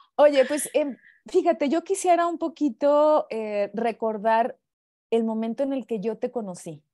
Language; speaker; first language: Spanish; native; Spanish